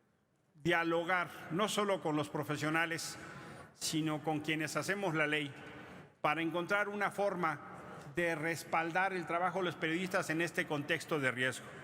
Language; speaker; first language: Spanish; native; Spanish